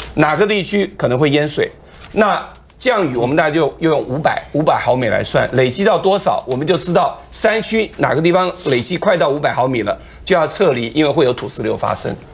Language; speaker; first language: Chinese; native; Chinese